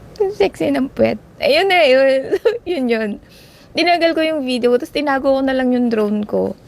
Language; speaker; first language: Filipino; native; Filipino